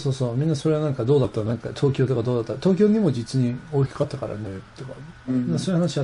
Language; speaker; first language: Japanese; non-native, fluent; English